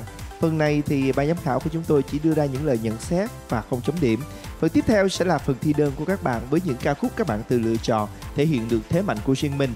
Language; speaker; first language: Vietnamese; native; Vietnamese